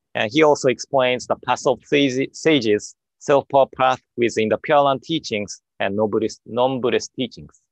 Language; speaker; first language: English; non-native, fluent; Japanese